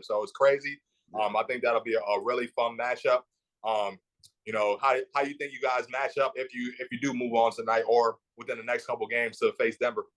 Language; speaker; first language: English; native; English